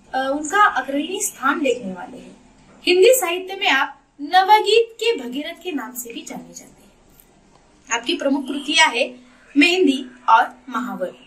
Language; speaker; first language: Hindi; non-native, local second language; Marathi